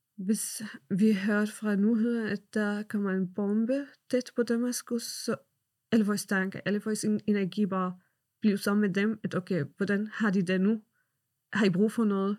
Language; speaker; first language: Danish; non-native, fluent; Arabic